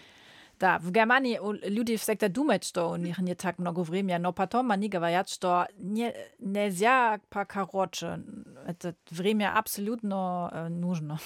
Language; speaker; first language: Russian; non-native, learner; German